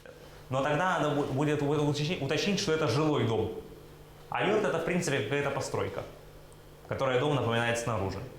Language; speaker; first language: Russian; native; Russian